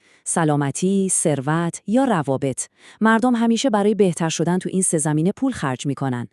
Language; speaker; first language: Persian; native; Persian